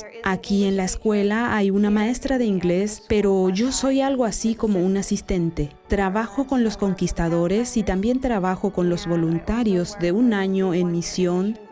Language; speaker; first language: Spanish; non-native, fluent; English